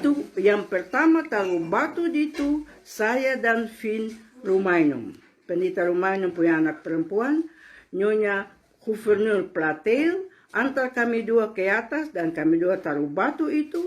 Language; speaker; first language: Indonesian; non-native, local second language; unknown